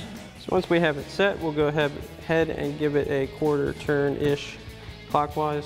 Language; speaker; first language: English; native; English